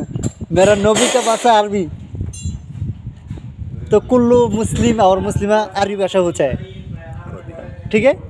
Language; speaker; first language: Hindi; non-native, learner; Bangla